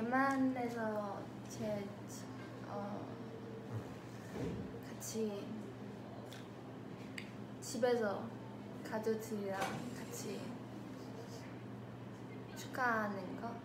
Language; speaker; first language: Korean; non-native, fluent; Chinese